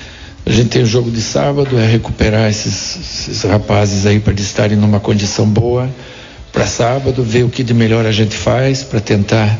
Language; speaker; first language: Portuguese; native; Portuguese